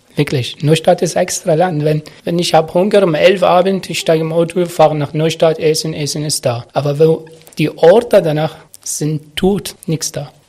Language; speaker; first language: German; non-native, learner; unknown